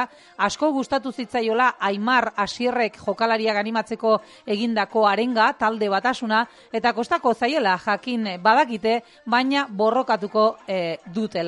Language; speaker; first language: Basque; native; Basque